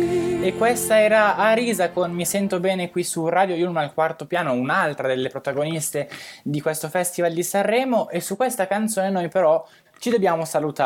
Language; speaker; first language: Italian; native; Italian